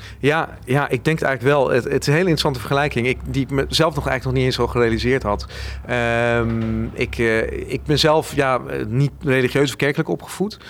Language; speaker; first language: Dutch; native; Dutch